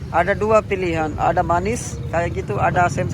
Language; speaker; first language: Indonesian; non-native, learner; Urdu